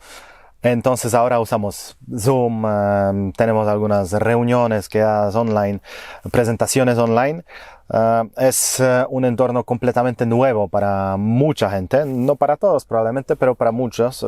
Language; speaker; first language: Spanish; non-native, fluent; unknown